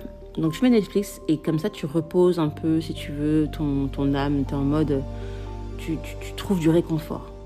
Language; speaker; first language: French; native; French